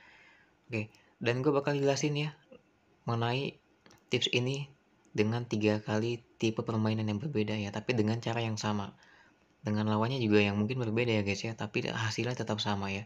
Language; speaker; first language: Indonesian; native; Indonesian